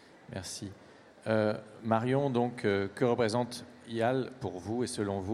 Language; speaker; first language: French; native; French